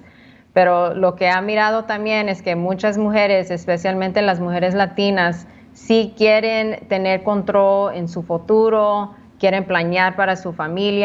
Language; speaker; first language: Spanish; early bilingual, heritage; Spanish